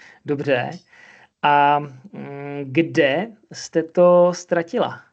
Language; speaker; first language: Czech; non-native, fluent; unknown